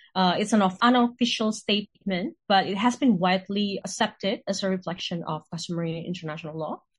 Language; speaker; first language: English; non-native, fluent; Indonesian